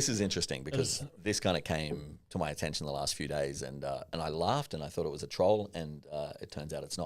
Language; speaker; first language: English; native; English